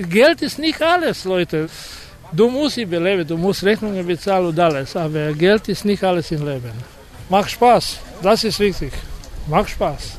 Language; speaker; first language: German; non-native, fluent; Croatian